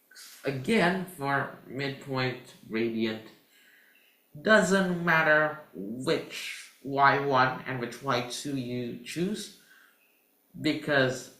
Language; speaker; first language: English; non-native, fluent; Indonesian